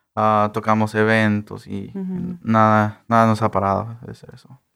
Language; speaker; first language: Spanish; early bilingual, heritage; Spanish